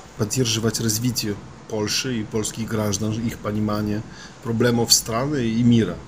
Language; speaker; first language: Russian; non-native, fluent; Polish